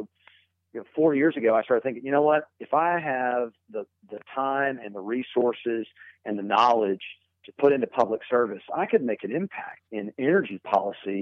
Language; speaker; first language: English; native; English